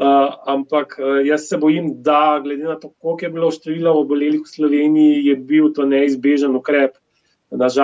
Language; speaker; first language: Slovenian; native; Slovenian